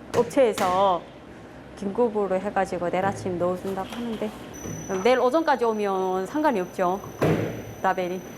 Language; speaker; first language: Korean; native; Korean